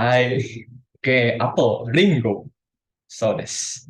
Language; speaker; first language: Indonesian; native; Indonesian